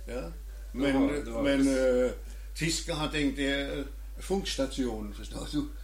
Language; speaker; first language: Norwegian; non-native, learner; German